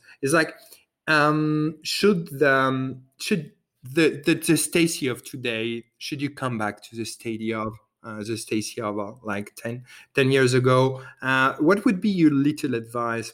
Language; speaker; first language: English; non-native, fluent; French